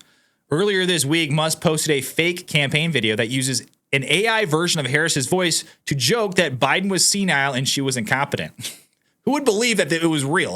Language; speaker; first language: English; native; English